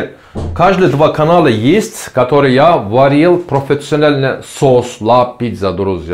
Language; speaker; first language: Russian; non-native, learner; Turkish